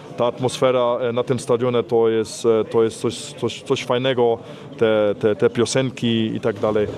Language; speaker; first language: Polish; early bilingual, heritage; Polish